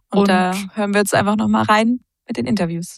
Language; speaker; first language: German; native; German